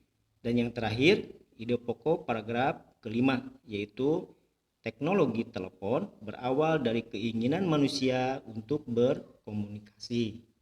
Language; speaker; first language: Indonesian; native; Indonesian